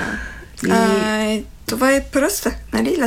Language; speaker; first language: Bulgarian; non-native, fluent; French